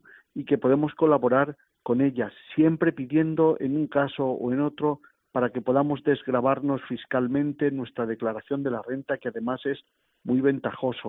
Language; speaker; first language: Spanish; native; Spanish